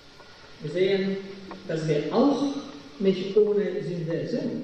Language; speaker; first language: German; non-native, fluent; Polish